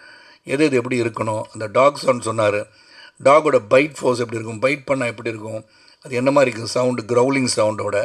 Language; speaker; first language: Tamil; native; Tamil